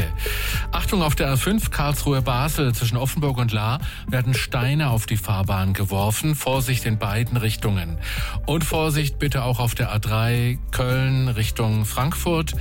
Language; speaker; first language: German; native; German